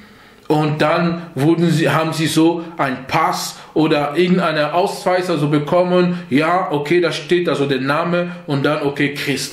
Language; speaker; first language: German; non-native, fluent; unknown